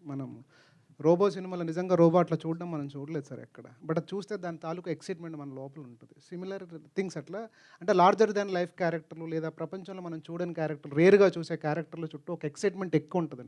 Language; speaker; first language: Telugu; native; Telugu